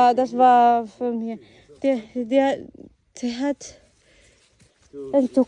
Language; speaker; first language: German; non-native, learner; Filipino